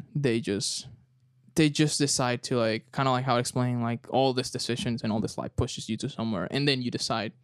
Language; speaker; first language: English; non-native, fluent; Spanish